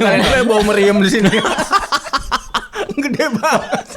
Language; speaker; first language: Indonesian; native; Indonesian